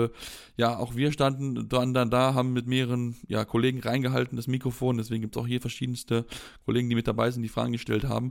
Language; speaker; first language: German; native; German